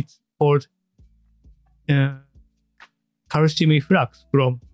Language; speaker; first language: English; non-native, learner; Japanese